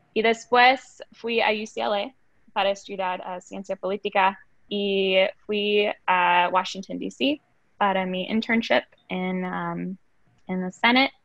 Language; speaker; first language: Spanish; early bilingual, other home language; English